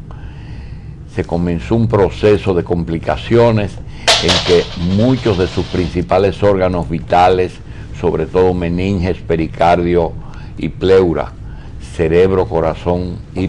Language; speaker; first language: Spanish; native; Spanish